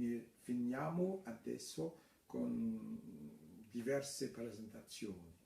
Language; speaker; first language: Italian; non-native, fluent; French